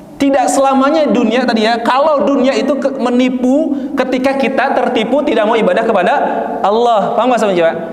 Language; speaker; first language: Indonesian; native; Indonesian